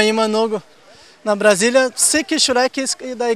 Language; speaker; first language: Bulgarian; non-native, learner; Portuguese